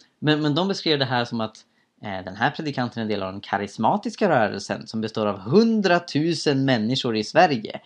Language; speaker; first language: Swedish; native; Swedish